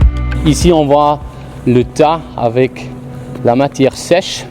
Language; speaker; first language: French; non-native, fluent; German